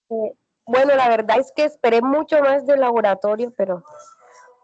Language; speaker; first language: Spanish; native; Spanish